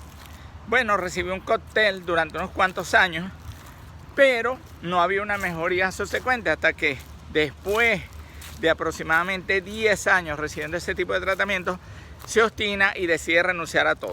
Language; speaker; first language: Spanish; native; Spanish